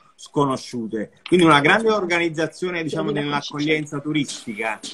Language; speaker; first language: Italian; native; Italian